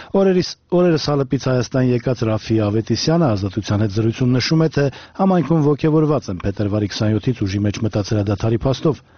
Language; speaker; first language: Armenian; native; Armenian